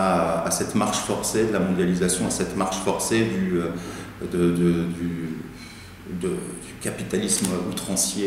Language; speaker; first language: French; native; French